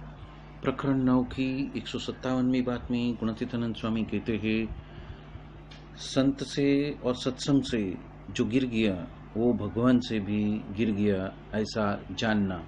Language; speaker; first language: Hindi; non-native, local second language; Gujarati